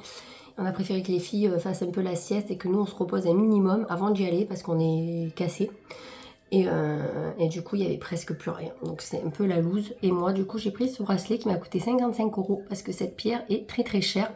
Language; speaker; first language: French; native; French